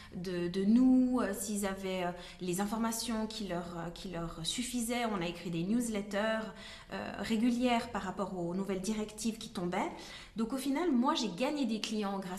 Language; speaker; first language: French; native; French